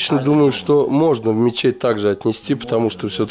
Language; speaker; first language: Russian; native; Russian